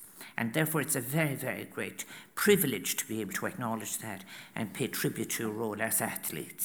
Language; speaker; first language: English; native; English